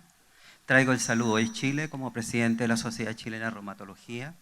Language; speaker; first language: Spanish; native; Spanish